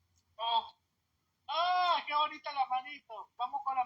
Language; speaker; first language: Spanish; native; Spanish